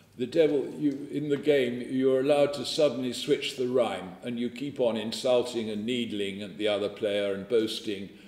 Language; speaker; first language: English; native; English